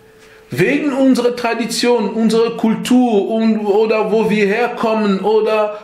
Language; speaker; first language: German; non-native, fluent; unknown